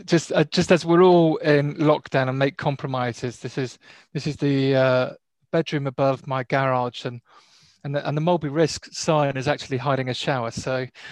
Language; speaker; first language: English; native; English